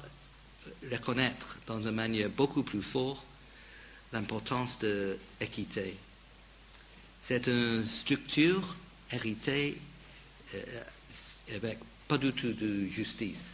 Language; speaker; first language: French; non-native, fluent; English